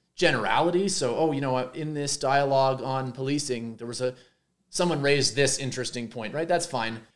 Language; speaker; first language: English; native; English